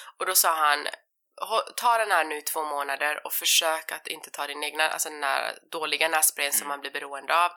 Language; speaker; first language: Swedish; early bilingual, other home language; Persian